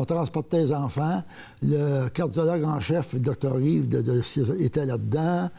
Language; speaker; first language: French; native; French